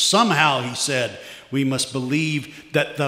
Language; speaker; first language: English; native; English